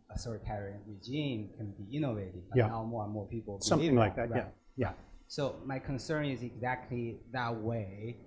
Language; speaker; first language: English; native; English